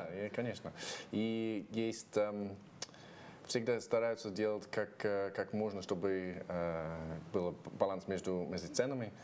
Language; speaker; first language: Russian; non-native, fluent; English